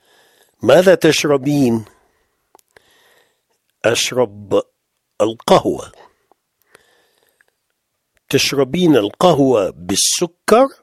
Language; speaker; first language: Arabic; non-native, fluent; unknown